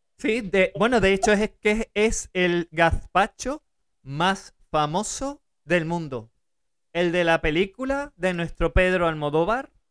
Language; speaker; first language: Spanish; early bilingual, other home language; German